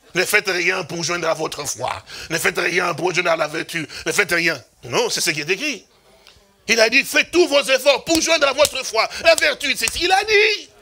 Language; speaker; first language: French; non-native, local second language; Lingala